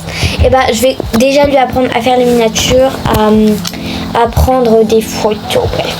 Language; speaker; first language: French; native; French